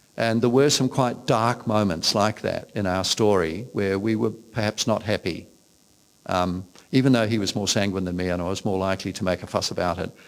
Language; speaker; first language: English; native; English